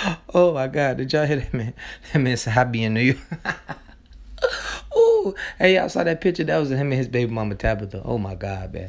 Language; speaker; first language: English; native; English